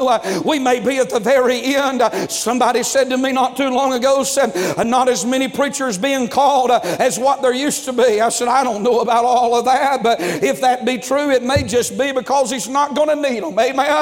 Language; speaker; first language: English; native; English